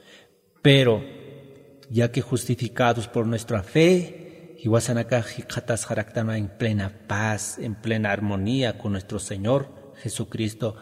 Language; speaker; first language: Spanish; non-native, local second language; Aymara